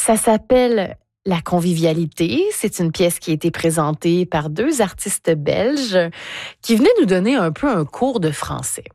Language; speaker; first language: French; native; French